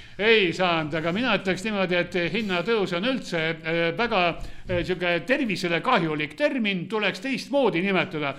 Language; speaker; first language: Estonian; non-native, local second language; Russian